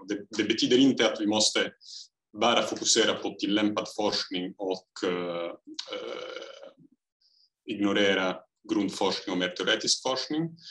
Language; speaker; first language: Swedish; non-native, fluent; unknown